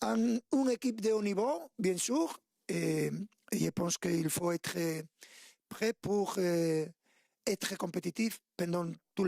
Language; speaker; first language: French; non-native, fluent; Spanish